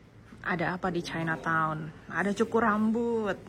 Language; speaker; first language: Indonesian; native; Indonesian